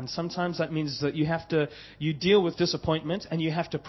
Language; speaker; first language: English; native; English